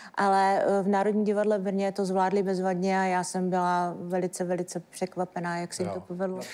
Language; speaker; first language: Czech; native; Czech